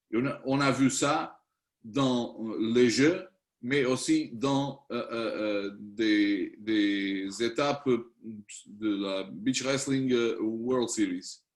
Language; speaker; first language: French; non-native, learner; Spanish